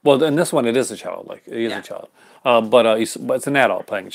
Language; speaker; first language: English; native; English